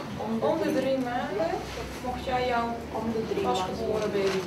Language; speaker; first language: Dutch; native; Dutch